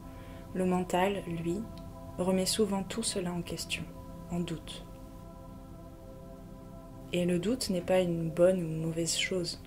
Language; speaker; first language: French; native; French